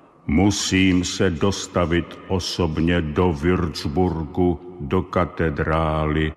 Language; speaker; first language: Czech; native; Czech